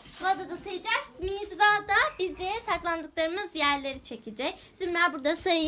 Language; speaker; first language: Turkish; native; Turkish